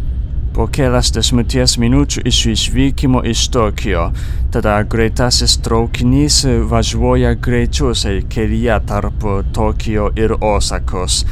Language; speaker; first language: Lithuanian; non-native, fluent; Japanese